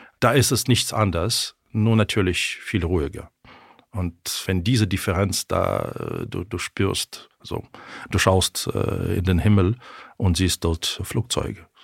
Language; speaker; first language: German; non-native, fluent; Ukrainian